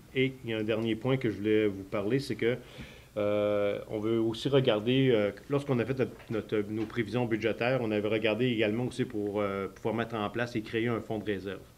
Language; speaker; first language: French; native; French